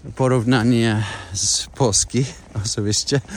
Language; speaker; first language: Polish; non-native, learner; English